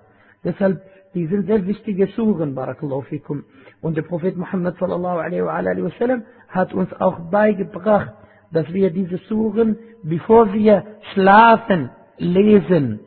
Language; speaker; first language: German; non-native, fluent; Arabic